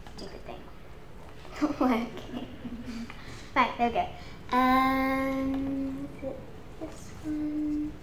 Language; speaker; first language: English; native; English